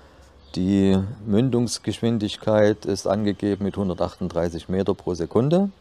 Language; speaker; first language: German; native; German